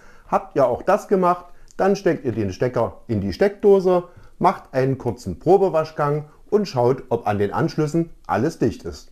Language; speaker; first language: German; native; German